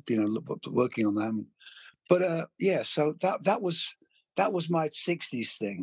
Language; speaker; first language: English; native; English